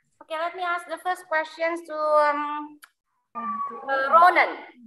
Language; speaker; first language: English; non-native, learner; Indonesian